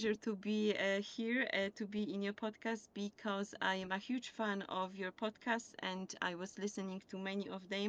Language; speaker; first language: English; non-native, fluent; Polish